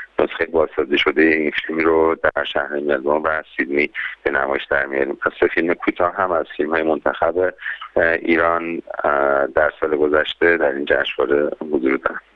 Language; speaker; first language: Persian; native; Persian